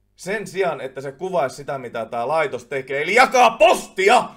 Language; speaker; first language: Finnish; native; Finnish